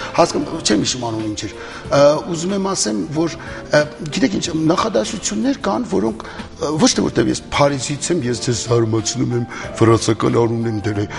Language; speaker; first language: Armenian; early bilingual, heritage; Armenian